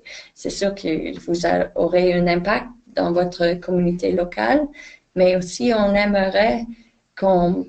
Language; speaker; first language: French; non-native, fluent; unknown